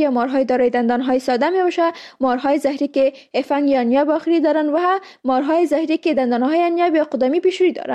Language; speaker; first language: Persian; native; Persian